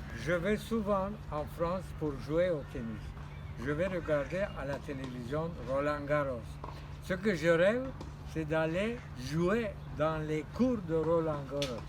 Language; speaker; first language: French; non-native, fluent; Turkish